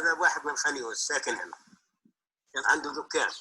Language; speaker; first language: Arabic; native; Arabic